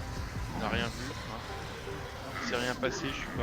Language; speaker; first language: French; native; French